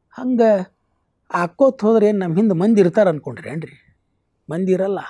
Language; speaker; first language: Kannada; native; Kannada